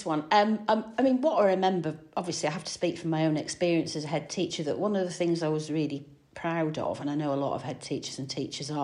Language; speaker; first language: English; native; English